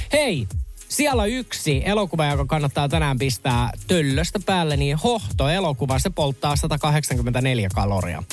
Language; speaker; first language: Finnish; native; Finnish